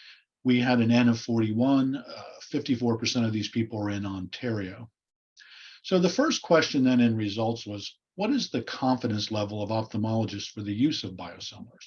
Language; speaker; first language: English; native; English